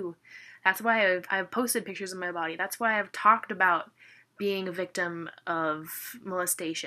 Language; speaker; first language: English; native; English